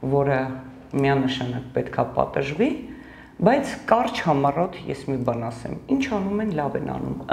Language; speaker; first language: Armenian; native; Armenian